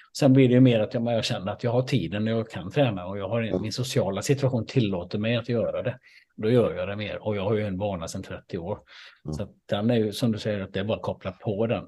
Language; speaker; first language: Swedish; native; Swedish